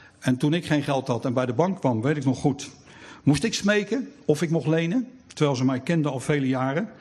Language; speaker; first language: Dutch; native; Dutch